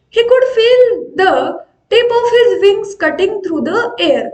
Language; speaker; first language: English; non-native, local second language; Marathi